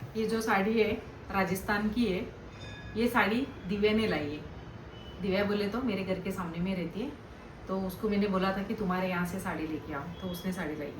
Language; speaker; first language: Hindi; non-native, local second language; Kannada